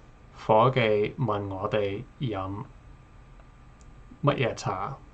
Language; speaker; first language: Cantonese; non-native, learner; English